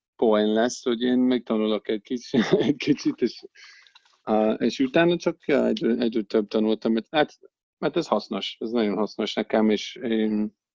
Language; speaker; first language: Hungarian; non-native, fluent; English